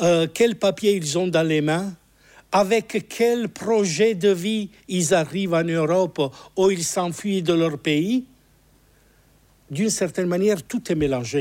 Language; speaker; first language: French; non-native, fluent; Italian